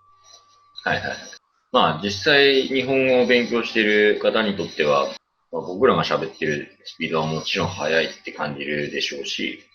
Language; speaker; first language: Japanese; native; Japanese